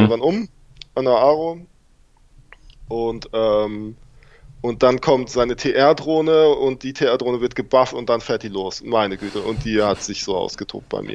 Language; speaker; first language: German; native; German